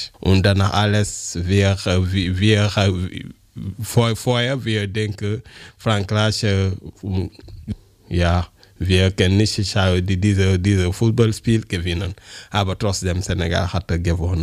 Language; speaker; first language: German; non-native, learner; French